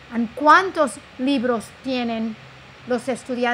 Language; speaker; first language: Spanish; non-native, fluent; English